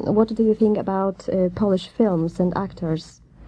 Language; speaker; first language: English; non-native, fluent; Polish